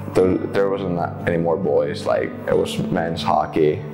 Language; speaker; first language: English; non-native, fluent; Finnish